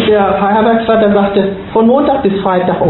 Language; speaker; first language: German; native; German